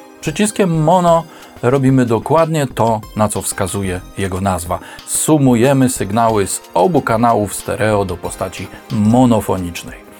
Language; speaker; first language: Polish; native; Polish